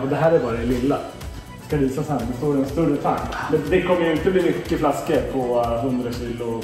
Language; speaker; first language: Swedish; native; Swedish